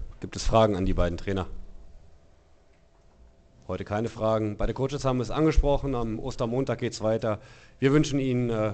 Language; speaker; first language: German; native; German